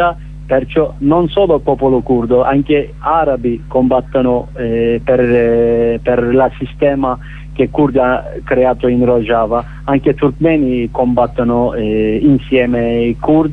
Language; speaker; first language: Italian; non-native, learner; Kurdish